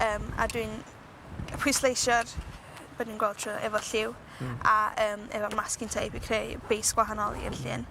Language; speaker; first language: Welsh; native; Welsh